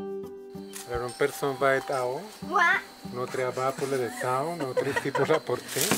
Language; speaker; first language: French; non-native, fluent; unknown